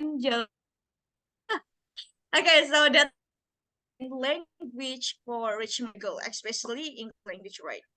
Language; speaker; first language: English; non-native, learner; Indonesian